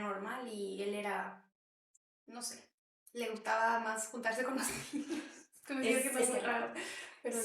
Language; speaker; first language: Spanish; native; Spanish